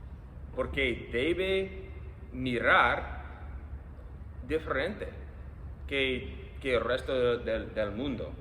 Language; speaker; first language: Spanish; non-native, fluent; English